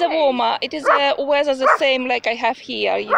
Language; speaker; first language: English; non-native, learner; Russian